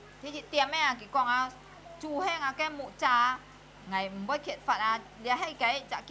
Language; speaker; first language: Chinese; early bilingual, heritage; Hakka Chinese